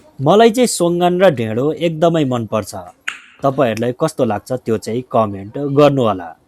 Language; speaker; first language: Nepali; non-native, local second language; Eastern Tamang